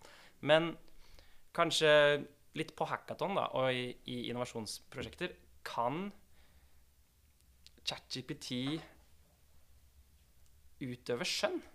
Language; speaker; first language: Norwegian; native; Norwegian